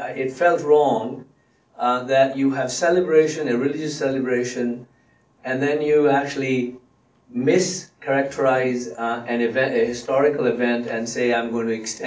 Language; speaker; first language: English; non-native, local second language; Punjabi